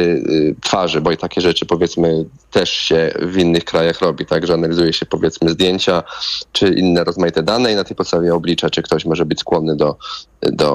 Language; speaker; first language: Polish; native; Polish